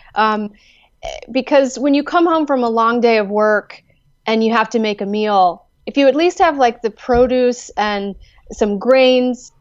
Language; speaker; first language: English; native; English